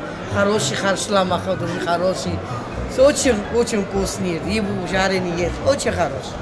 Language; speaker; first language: Russian; non-native, local second language; Georgian